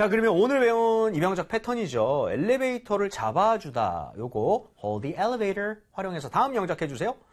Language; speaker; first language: Korean; native; Korean